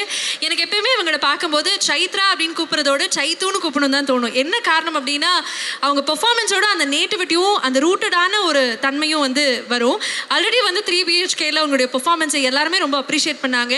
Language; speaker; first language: Tamil; native; Tamil